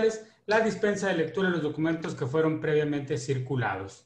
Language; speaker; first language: Spanish; native; Spanish